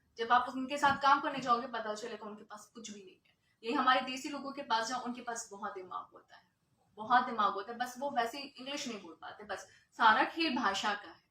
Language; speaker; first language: Hindi; native; Hindi